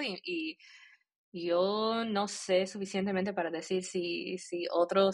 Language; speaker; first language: Spanish; early bilingual, heritage; Spanish